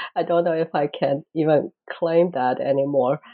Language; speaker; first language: English; non-native, fluent; Chinese